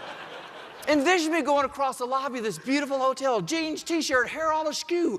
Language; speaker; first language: English; native; English